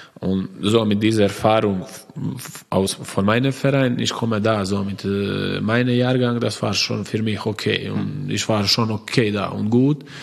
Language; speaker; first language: German; non-native, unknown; Croatian